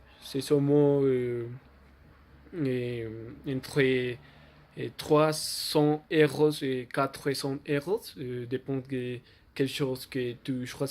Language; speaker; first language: French; non-native, learner; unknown